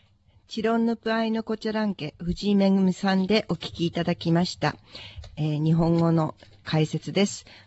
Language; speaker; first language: Japanese; native; Japanese